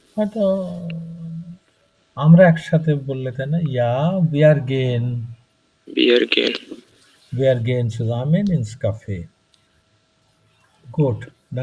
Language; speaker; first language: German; non-native, fluent; Bangla